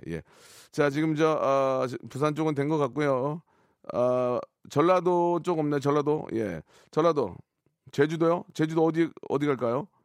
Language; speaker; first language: Korean; native; Korean